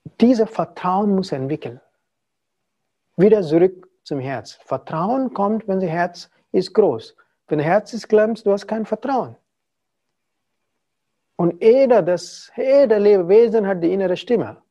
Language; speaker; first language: German; non-native, fluent; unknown